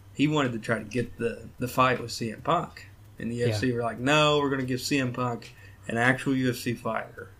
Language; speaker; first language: English; native; English